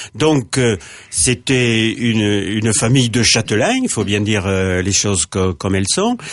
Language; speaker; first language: French; native; French